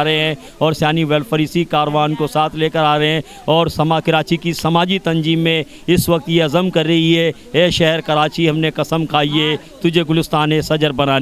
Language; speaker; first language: Urdu; native; Urdu